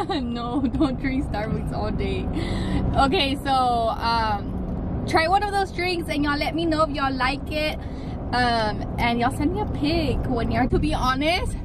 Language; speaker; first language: English; early bilingual, other home language; Spanish